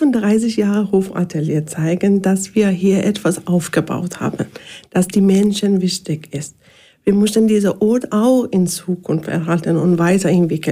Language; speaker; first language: German; non-native, learner; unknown